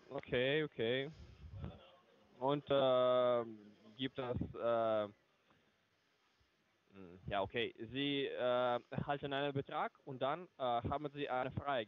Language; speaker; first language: German; non-native, learner; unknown